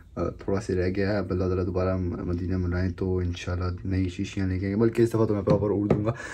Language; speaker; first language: Urdu; native; Urdu